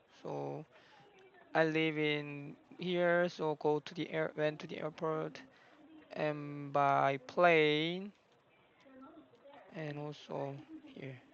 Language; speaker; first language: English; non-native, learner; Korean